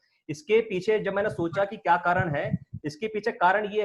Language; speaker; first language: Hindi; native; Hindi